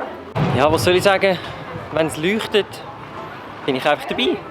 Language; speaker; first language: German; native; German